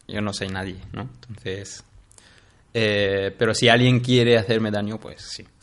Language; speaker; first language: Spanish; non-native, fluent; Arabic